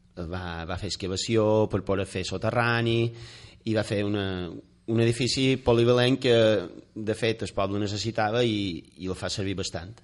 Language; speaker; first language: Catalan; native; Catalan